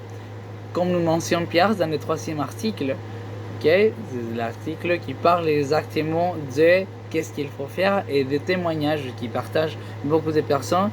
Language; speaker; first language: French; non-native, learner; Spanish